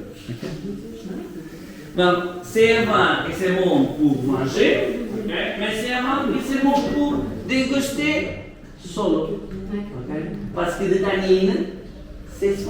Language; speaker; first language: French; non-native, learner; Portuguese